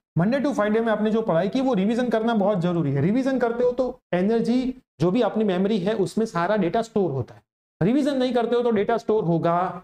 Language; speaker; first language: Hindi; non-native, local second language; Gujarati